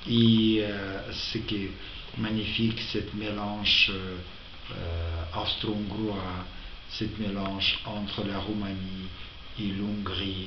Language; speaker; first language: French; non-native, fluent; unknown